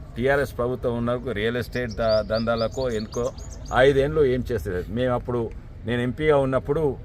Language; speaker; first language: Telugu; native; Telugu